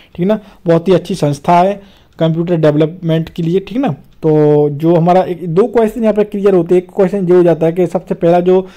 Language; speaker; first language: Hindi; native; Hindi